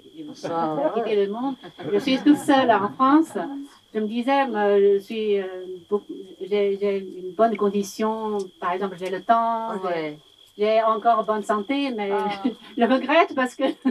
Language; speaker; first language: French; non-native, learner; Chinese